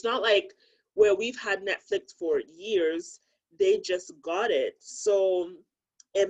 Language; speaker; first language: English; non-native, local second language; Akan